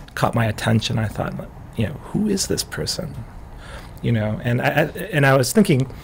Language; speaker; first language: English; native; English